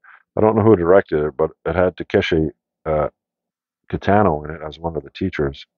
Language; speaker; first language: English; native; English